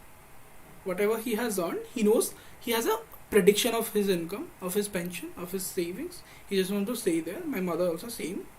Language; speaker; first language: English; non-native, local second language; Hindi